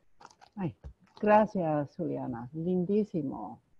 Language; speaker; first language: Spanish; non-native, fluent; English